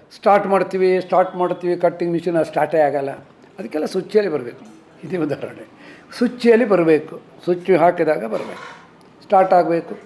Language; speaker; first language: Kannada; non-native, local second language; Kodava